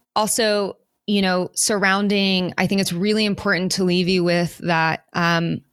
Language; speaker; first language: English; native; English